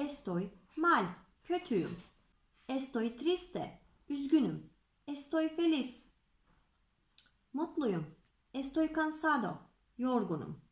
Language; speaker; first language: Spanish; non-native, fluent; Turkish